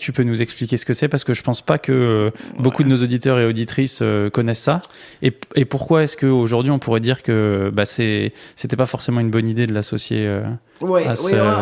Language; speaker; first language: French; native; French